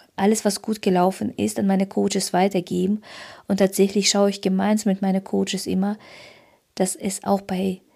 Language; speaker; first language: German; early bilingual, other home language; Russian